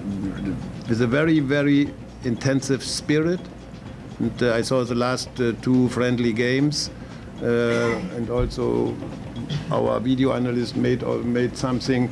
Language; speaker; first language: English; non-native, fluent; German